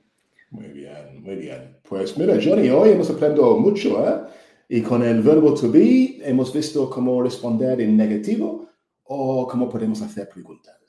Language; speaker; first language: Spanish; non-native, fluent; English